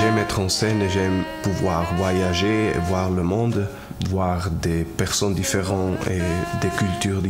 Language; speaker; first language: French; non-native, fluent; Spanish